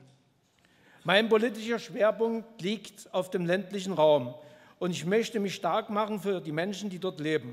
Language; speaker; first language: German; native; German